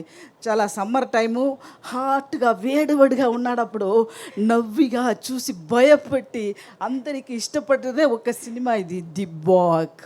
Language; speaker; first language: Telugu; non-native, fluent; Tamil